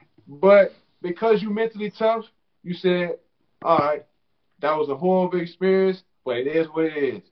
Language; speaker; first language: English; native; English